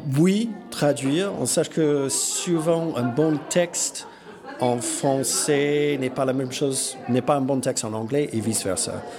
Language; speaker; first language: French; non-native, fluent; English